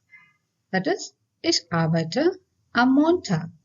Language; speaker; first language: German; non-native, fluent; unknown